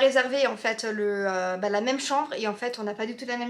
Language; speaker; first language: French; native; French